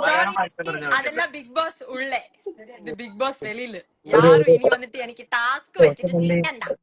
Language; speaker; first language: Malayalam; early bilingual, heritage; Malayalam